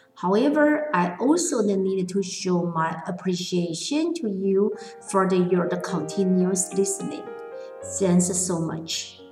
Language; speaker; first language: English; non-native, fluent; Chinese